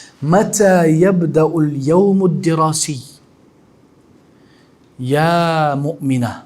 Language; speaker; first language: Arabic; non-native, fluent; Urdu